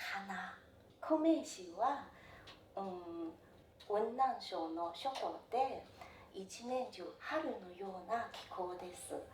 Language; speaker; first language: Japanese; non-native, fluent; Chinese